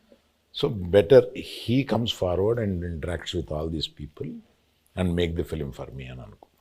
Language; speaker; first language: Telugu; native; Telugu